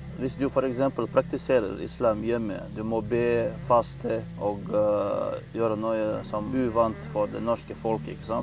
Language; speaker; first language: Norwegian; non-native, fluent; Chechen